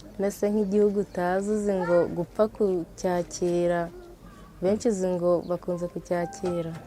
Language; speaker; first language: Kinyarwanda; early bilingual, heritage; Kinyarwanda